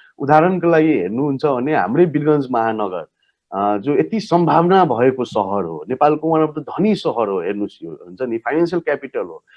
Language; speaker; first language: Nepali; non-native, local second language; Maithili